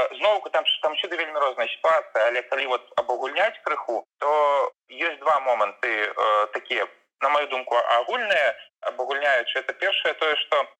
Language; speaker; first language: Belarusian; non-native, local second language; Russian